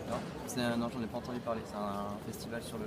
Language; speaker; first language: French; native; French